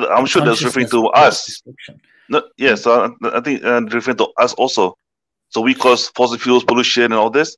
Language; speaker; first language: English; non-native, local second language; Malay